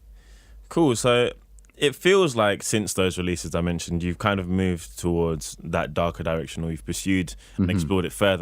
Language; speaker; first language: English; native; English